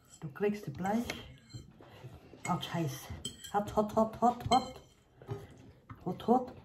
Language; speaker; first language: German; non-native, learner; Filipino